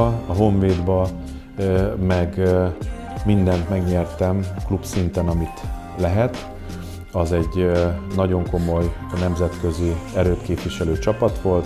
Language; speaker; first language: Hungarian; native; Hungarian